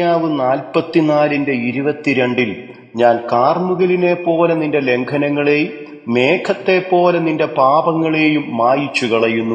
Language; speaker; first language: Malayalam; native; Malayalam